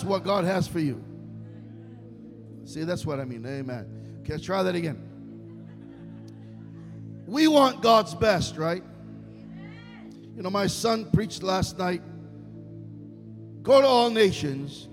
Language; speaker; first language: English; non-native, fluent; Hebrew